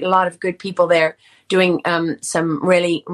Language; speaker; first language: English; native; English